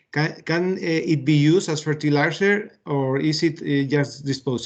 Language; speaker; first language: English; non-native, fluent; Spanish